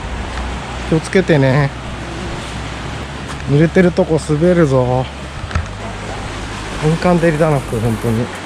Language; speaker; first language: Japanese; native; Japanese